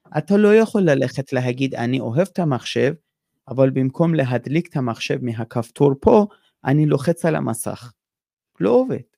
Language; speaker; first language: Hebrew; non-native, fluent; Persian